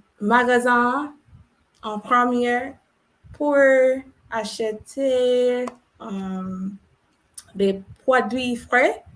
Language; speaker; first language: French; non-native, learner; English